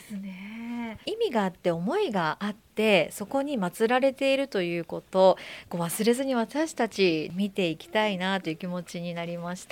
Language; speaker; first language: Japanese; native; Japanese